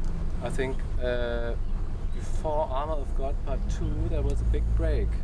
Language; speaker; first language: English; non-native, fluent; German